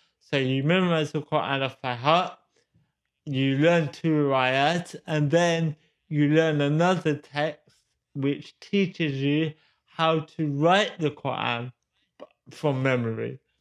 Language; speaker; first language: English; native; English